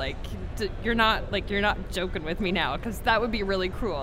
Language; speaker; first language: English; native; English